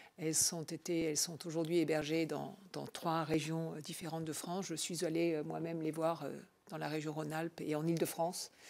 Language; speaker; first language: French; native; French